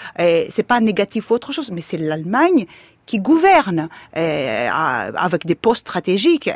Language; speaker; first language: French; non-native, fluent; Greek